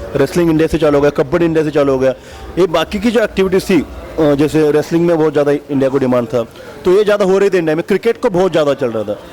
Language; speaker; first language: Hindi; non-native, local second language; Marathi